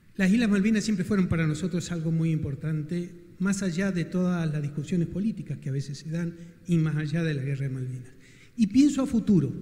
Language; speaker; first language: Spanish; native; Spanish